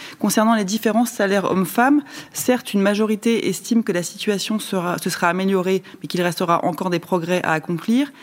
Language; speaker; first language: French; native; French